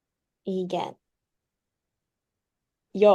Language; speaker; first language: Hungarian; non-native, learner; English